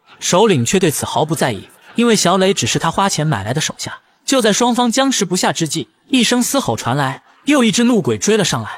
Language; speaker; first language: Chinese; native; Chinese